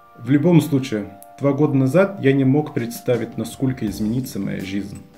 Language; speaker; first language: Russian; non-native, fluent; English